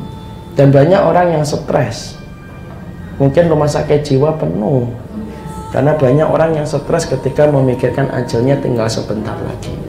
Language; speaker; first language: Indonesian; native; Indonesian